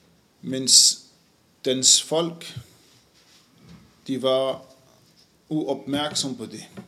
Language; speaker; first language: Danish; non-native, fluent; Arabic